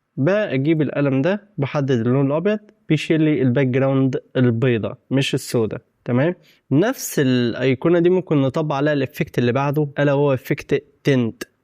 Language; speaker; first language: Egyptian Arabic; native; Egyptian Arabic